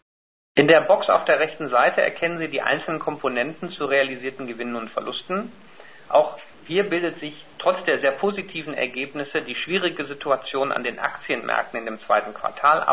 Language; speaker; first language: German; native; German